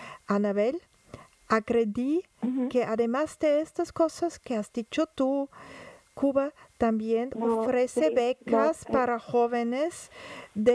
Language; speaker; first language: Spanish; non-native, fluent; German